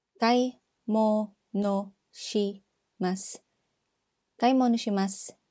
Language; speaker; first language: Japanese; non-native, fluent; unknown